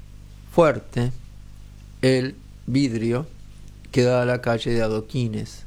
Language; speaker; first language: Spanish; native; Spanish